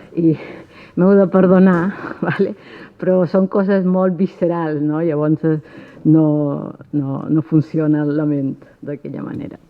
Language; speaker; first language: Catalan; early bilingual, other home language; Spanish